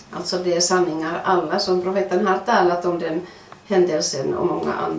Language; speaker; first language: Swedish; non-native, fluent; Finnish